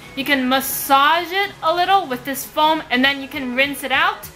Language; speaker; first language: English; non-native, fluent; Chinese